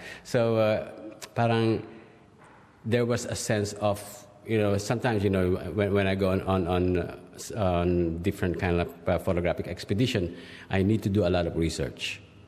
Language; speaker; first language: English; non-native, local second language; Filipino